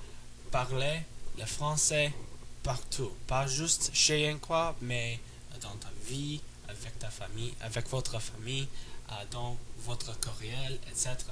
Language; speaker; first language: French; non-native, learner; English